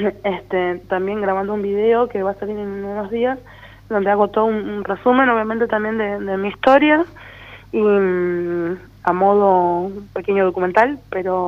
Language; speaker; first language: Spanish; native; Spanish